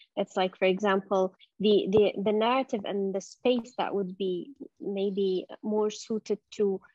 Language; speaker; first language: English; non-native, fluent; Arabic